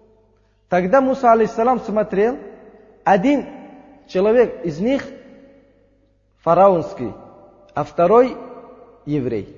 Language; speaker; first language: Russian; non-native, learner; Uzbek